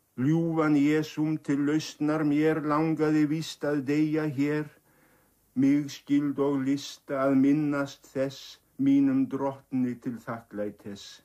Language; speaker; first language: Icelandic; native; Icelandic